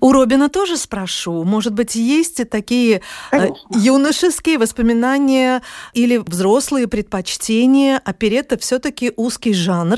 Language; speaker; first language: Russian; native; Russian